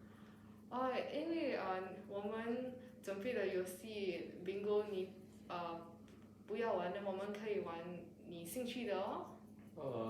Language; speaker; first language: Chinese; non-native, local second language; English